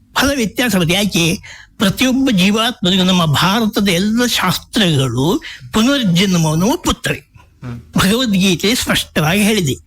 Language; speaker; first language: Kannada; native; Kannada